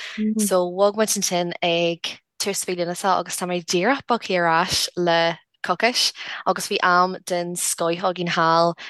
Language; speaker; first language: Irish; non-native, local second language; English